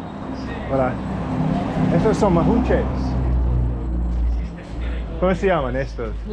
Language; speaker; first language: Spanish; non-native, learner; English